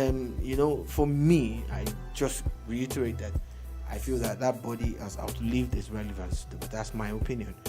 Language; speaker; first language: English; non-native, local second language; Yoruba